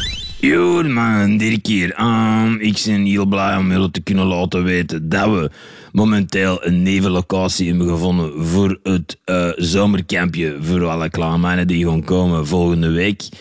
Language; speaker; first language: Dutch; native; Dutch